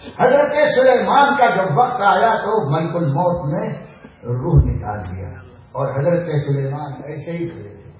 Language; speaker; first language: Urdu; native; Urdu